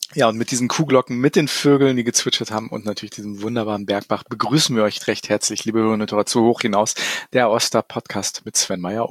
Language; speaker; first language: German; native; German